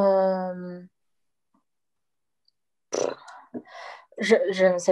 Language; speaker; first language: French; non-native, learner; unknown